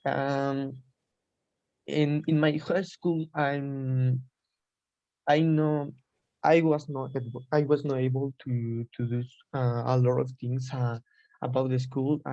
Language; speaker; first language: English; non-native, learner; Spanish